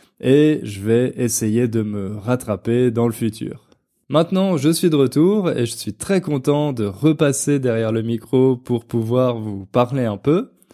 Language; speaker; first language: French; native; French